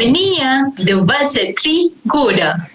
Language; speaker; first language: Russian; non-native, learner; Malay